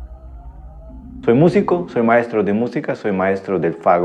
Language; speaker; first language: Spanish; non-native, fluent; Ukrainian